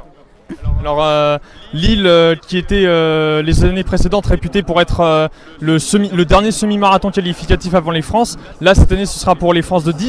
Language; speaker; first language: French; native; French